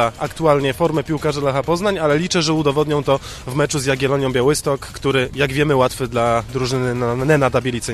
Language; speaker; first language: Polish; native; Polish